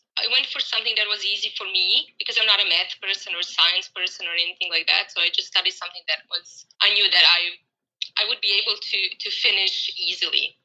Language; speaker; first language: English; non-native, fluent; Croatian